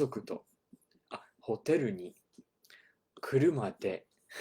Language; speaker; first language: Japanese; non-native, fluent; English